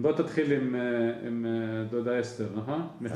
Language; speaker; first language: Hebrew; native; Hebrew